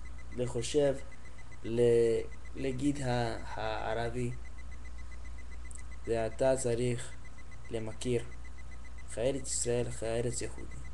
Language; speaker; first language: Hebrew; non-native, learner; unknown